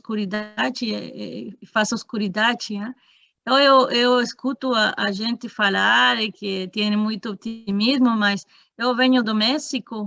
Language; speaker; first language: Portuguese; non-native, fluent; Spanish